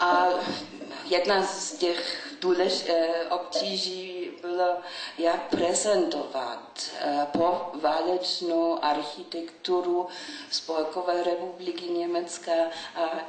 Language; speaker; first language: Czech; non-native, learner; German